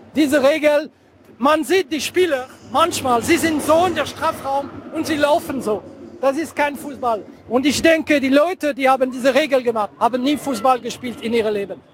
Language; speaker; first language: German; non-native, fluent; French